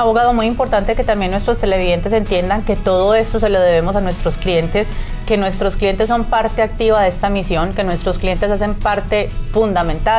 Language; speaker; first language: Spanish; native; Spanish